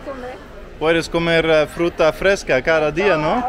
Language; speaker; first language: Spanish; non-native, learner; Dutch